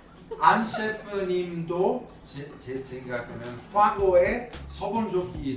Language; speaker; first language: Korean; non-native, learner; Italian